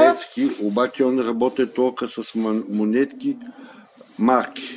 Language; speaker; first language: Russian; non-native, learner; Bulgarian